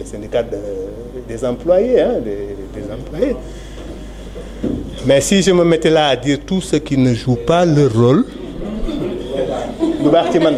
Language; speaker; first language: French; non-native, local second language; Wolof